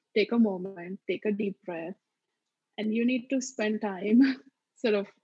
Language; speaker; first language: English; non-native, local second language; Marathi